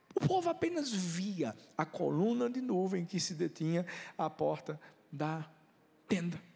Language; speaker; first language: Portuguese; native; Portuguese